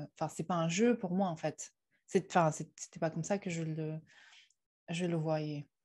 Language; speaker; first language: French; non-native, fluent; Uyghur